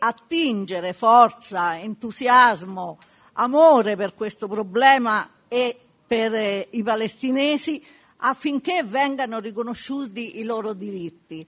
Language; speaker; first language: Italian; native; Italian